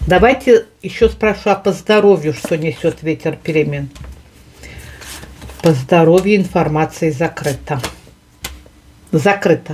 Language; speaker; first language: Russian; native; Russian